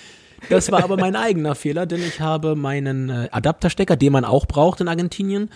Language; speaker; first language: German; native; German